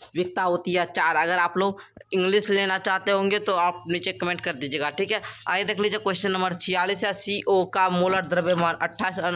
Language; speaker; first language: Hindi; native; Hindi